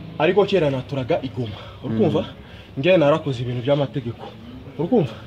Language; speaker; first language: Kinyarwanda; non-native, fluent; Swahili